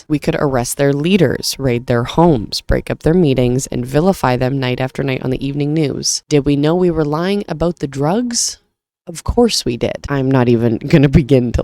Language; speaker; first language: English; native; English